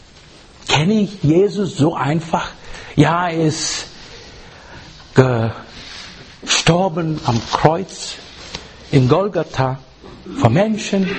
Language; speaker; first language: German; non-native, learner; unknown